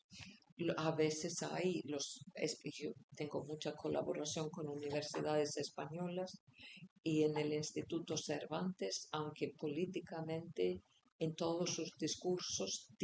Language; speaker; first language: Spanish; non-native, fluent; Icelandic